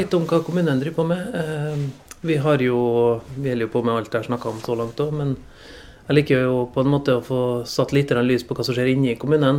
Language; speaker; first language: Norwegian; native; Norwegian